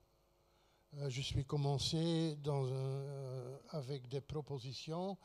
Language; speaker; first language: French; non-native, fluent; Dutch